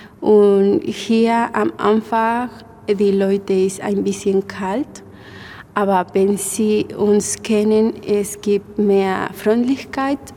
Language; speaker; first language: German; non-native, learner; Spanish